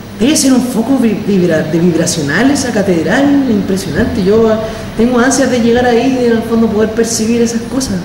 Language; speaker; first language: Spanish; native; Spanish